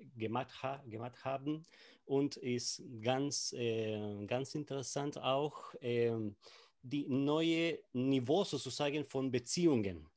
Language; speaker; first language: German; non-native, learner; Spanish